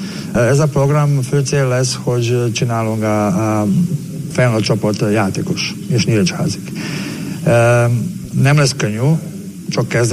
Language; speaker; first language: Hungarian; non-native, learner; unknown